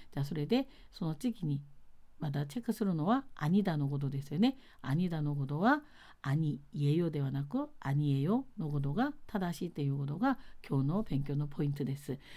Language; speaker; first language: Japanese; non-native, fluent; Korean